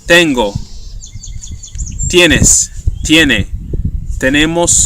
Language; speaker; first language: Spanish; non-native, fluent; English